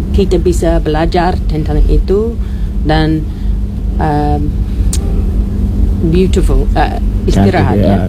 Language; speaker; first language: Indonesian; non-native, learner; English